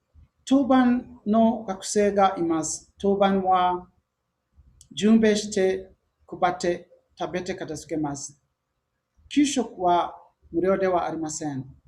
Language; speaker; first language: Japanese; non-native, learner; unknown